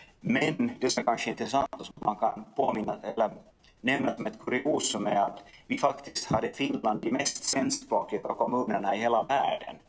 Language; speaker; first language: Swedish; native; Swedish